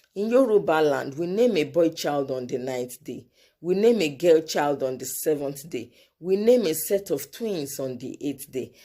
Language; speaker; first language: English; non-native, local second language; Yoruba